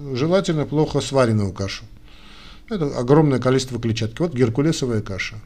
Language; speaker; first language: Russian; non-native, local second language; Armenian